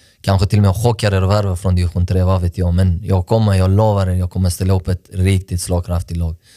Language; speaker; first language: Swedish; early bilingual, other home language; Persian